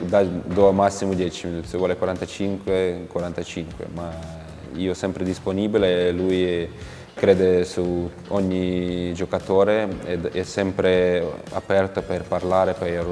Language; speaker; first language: Italian; non-native, fluent; Ukrainian